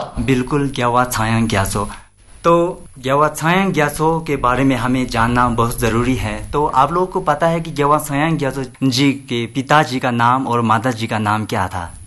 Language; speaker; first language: Hindi; non-native, local second language; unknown